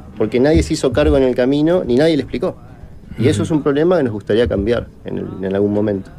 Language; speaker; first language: Spanish; native; Spanish